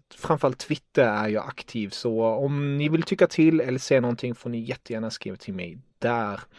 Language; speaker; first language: Swedish; non-native, fluent; German